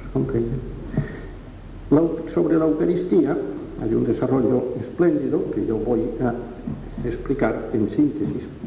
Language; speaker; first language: Spanish; non-native, local second language; Catalan